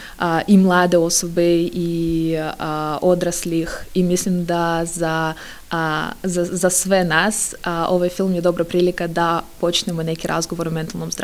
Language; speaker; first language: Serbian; non-native, fluent; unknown